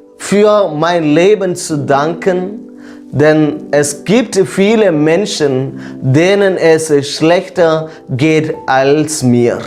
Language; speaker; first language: German; non-native, fluent; Malayalam